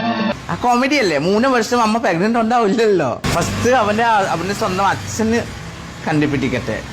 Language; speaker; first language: Malayalam; non-native, local second language; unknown